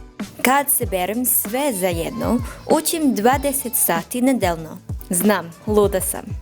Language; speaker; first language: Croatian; non-native, learner; English